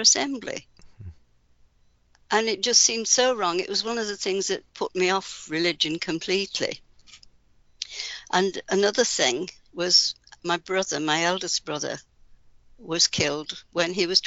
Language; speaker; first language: English; native; English